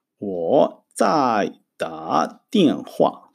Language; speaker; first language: Chinese; non-native, fluent; Hebrew